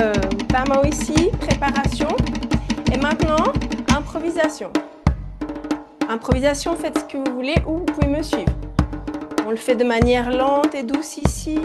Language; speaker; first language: French; native; French